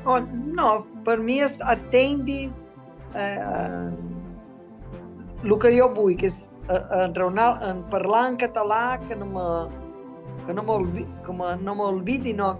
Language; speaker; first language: Catalan; non-native, fluent; Spanish